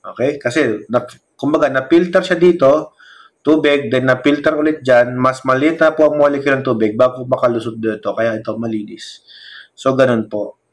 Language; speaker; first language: Filipino; non-native, local second language; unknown